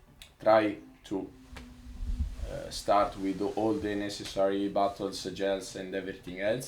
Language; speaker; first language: English; non-native, learner; Italian